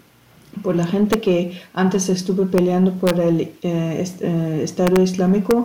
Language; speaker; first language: Spanish; non-native, learner; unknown